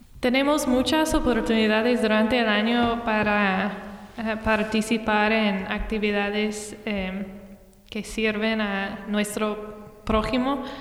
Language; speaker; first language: Spanish; non-native, fluent; English